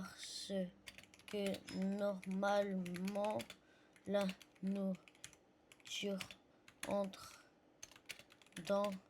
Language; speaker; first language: French; non-native, learner; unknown